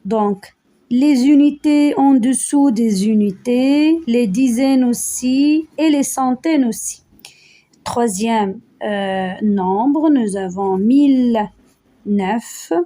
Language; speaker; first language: French; non-native, local second language; Arabic